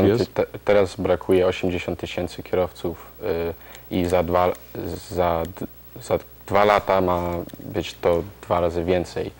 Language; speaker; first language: Polish; early bilingual, heritage; Polish